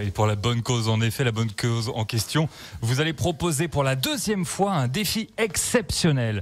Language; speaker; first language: French; native; French